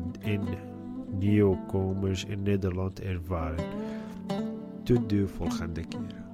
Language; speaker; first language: Dutch; non-native, learner; Arabic